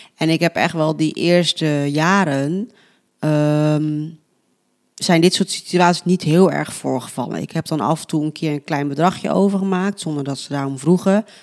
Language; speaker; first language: Dutch; early bilingual, other home language; Spanish